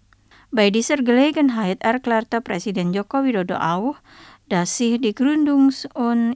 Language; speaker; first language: German; non-native, fluent; Indonesian